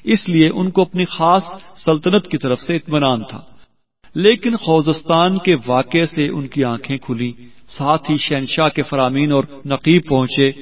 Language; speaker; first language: Urdu; native; Urdu